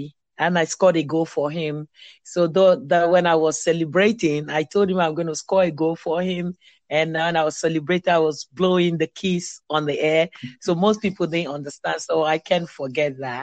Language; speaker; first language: English; non-native, local second language; Igbo